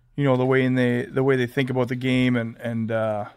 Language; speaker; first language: English; native; English